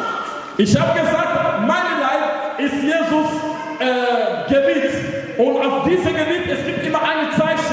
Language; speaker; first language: German; non-native, learner; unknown